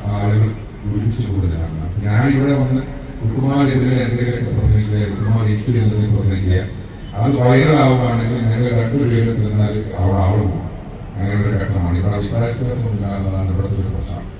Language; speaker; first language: Malayalam; native; Malayalam